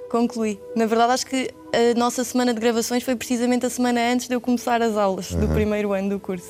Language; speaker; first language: Portuguese; native; Portuguese